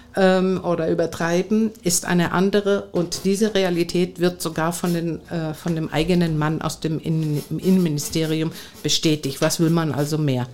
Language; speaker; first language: German; non-native, fluent; Greek